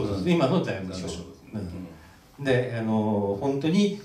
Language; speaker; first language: Japanese; native; Japanese